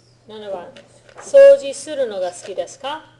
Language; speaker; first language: Japanese; non-native, fluent; English